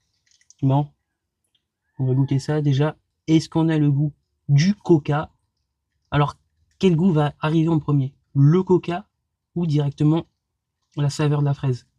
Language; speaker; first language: French; native; French